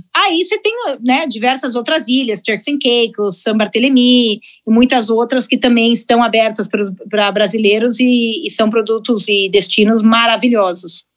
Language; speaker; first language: Portuguese; early bilingual, heritage; Portuguese